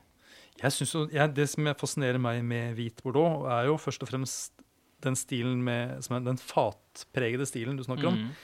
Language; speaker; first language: Norwegian; native; Norwegian